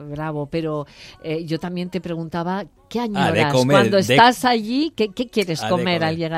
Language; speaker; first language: Spanish; native; Spanish